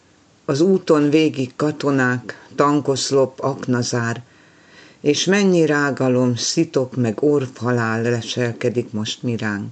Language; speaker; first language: Hungarian; native; Hungarian